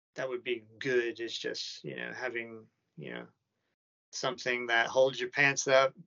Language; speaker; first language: English; native; English